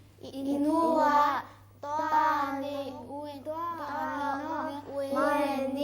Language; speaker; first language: Japanese; non-native, learner; Mongolian